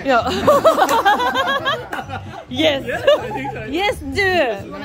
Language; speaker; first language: English; non-native, learner; Thai